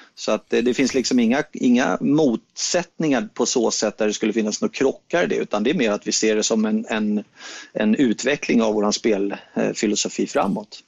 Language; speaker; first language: Swedish; native; Swedish